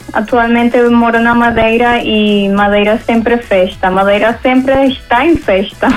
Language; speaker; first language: Portuguese; early bilingual, heritage; Portuguese